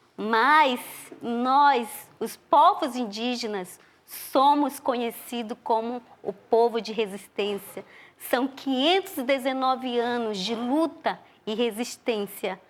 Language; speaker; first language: Portuguese; non-native, local second language; Ticuna